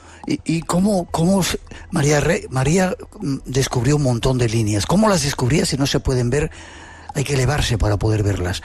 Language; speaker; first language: Spanish; native; Spanish